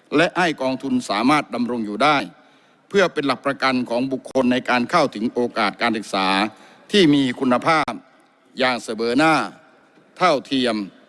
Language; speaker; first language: Thai; native; Thai